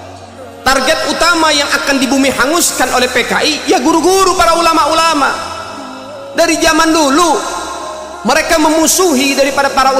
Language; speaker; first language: Indonesian; native; Indonesian